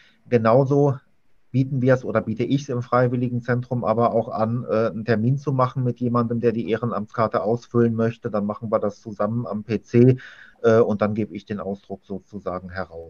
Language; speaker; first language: German; native; German